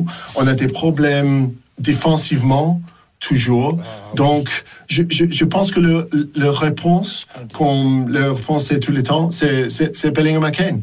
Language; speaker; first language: French; non-native, fluent; English